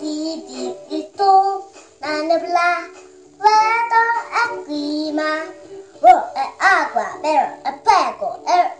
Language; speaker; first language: Spanish; non-native, learner; Korean